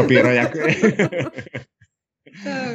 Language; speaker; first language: Polish; non-native, learner; Finnish